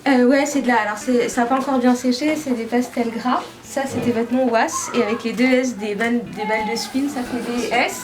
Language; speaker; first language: French; native; French